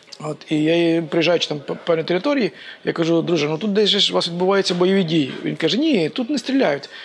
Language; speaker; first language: Ukrainian; native; Ukrainian